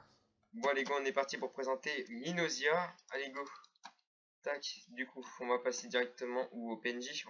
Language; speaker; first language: French; native; French